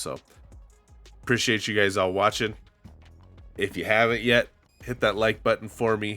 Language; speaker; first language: English; native; English